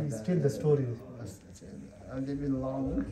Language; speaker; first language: English; non-native, learner; Japanese